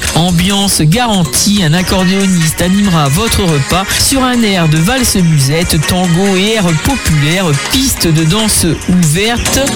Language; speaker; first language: French; native; French